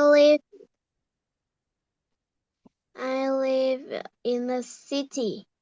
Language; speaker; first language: English; non-native, learner; Vietnamese